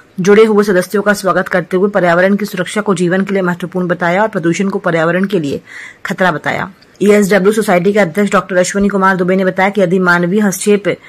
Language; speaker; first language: Hindi; native; Hindi